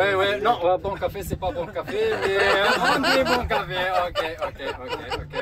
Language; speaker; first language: French; non-native, local second language; Arabic